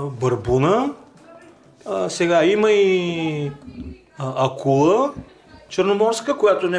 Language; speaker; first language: Bulgarian; native; Bulgarian